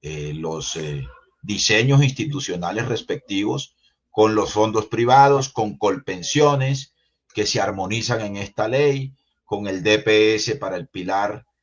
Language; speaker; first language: Spanish; native; Spanish